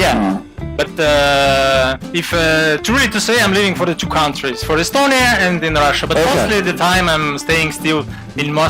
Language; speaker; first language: English; non-native, fluent; Russian